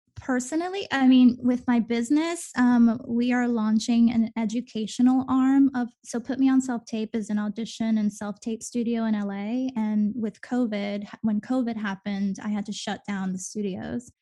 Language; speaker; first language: English; early bilingual, other home language; Spanish